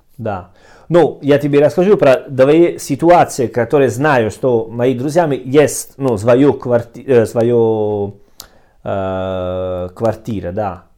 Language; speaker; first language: Russian; non-native, learner; Italian